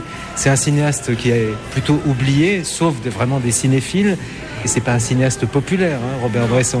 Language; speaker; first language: French; native; French